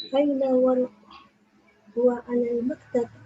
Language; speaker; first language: Arabic; non-native, learner; Malay